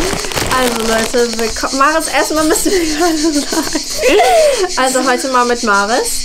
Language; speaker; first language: German; native; German